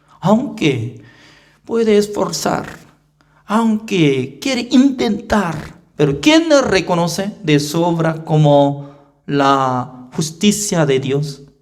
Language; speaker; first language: Spanish; non-native, fluent; Korean